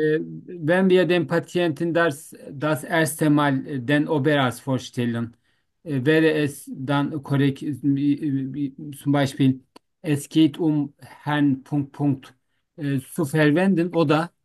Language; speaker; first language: German; non-native, learner; Turkish